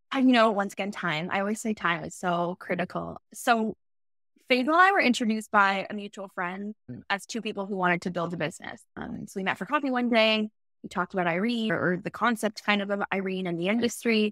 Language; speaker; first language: English; native; English